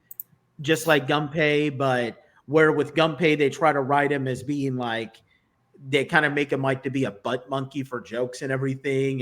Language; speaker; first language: English; native; English